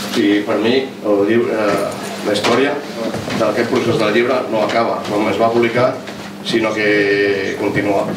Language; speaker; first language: Catalan; non-native, local second language; Spanish